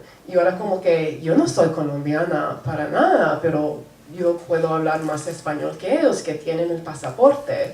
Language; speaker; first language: Spanish; non-native, local second language; English